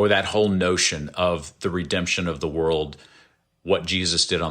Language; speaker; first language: English; native; English